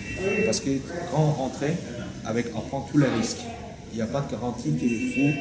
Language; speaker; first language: French; non-native, learner; Turkish